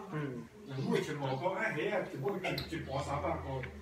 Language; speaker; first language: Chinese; non-native, local second language; Min Nan Chinese